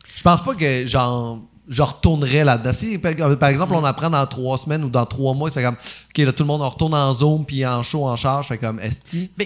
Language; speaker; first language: French; native; French